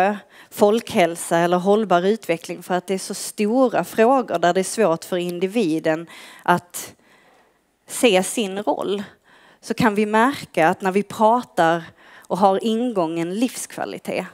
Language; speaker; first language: Swedish; native; Swedish